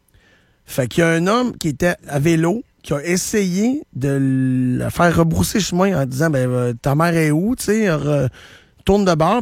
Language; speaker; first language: French; native; French